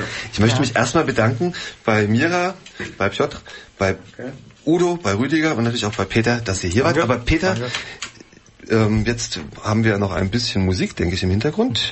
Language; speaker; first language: German; native; German